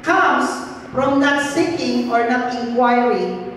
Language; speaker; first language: English; non-native, local second language; Filipino